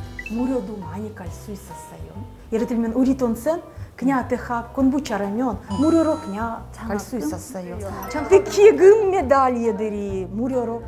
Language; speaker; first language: Korean; non-native, fluent; Russian